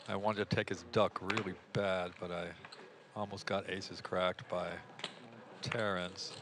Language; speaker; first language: English; native; English